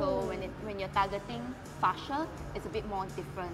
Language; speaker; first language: English; non-native, local second language; Chinese